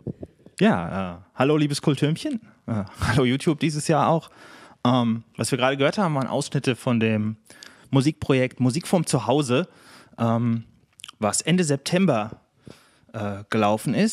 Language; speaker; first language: German; native; German